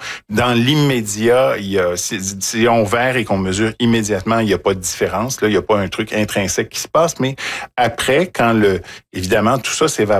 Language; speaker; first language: French; native; French